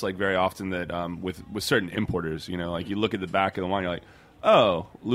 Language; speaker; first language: English; native; English